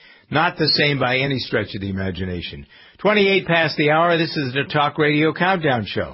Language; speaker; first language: English; native; English